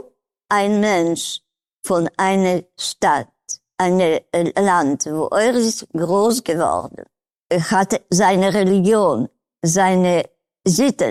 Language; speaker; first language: German; non-native, learner; Polish